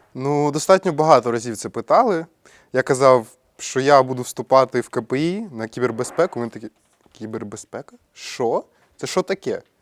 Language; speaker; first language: Ukrainian; native; Ukrainian